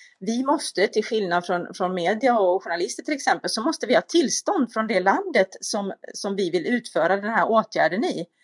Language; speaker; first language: Swedish; native; Swedish